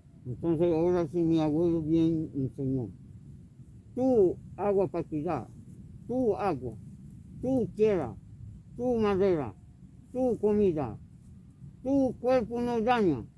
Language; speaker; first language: Spanish; non-native, local second language; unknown